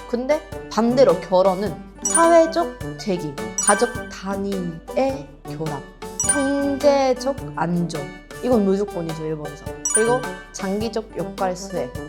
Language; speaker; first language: Korean; non-native, fluent; Japanese